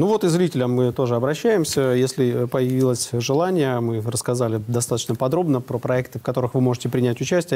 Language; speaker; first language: Russian; native; Russian